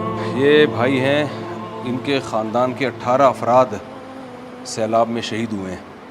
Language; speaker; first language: Urdu; native; Urdu